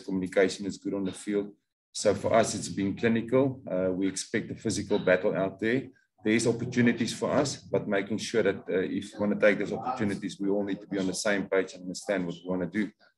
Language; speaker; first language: English; non-native, local second language; Afrikaans